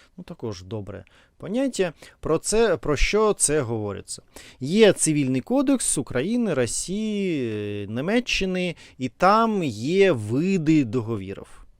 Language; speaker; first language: Ukrainian; non-native, learner; Russian